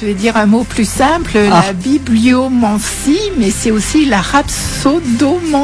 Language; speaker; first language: French; native; French